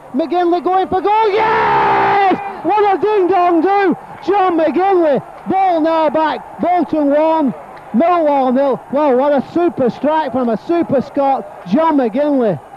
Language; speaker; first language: English; native; English